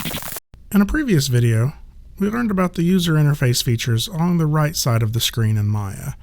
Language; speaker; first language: English; native; English